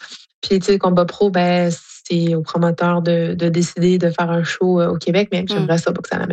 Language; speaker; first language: French; native; French